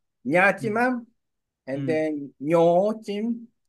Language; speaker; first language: English; non-native, learner; Korean